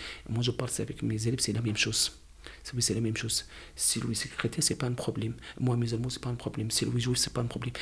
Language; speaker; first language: French; non-native, learner; Arabic